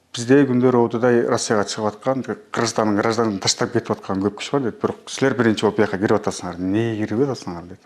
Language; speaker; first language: Kyrgyz; early bilingual, heritage; Kyrgyz